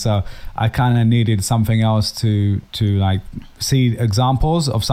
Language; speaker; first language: English; native; English